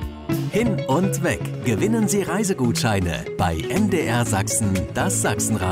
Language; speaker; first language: German; native; German